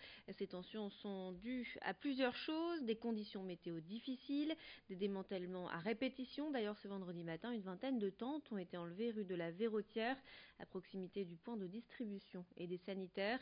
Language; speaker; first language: French; native; French